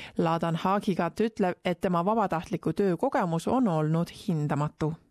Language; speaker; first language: Estonian; native; Estonian